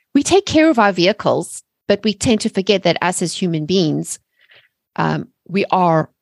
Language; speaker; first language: English; native; English